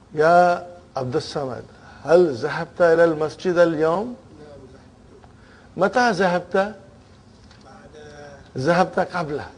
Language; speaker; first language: Arabic; non-native, fluent; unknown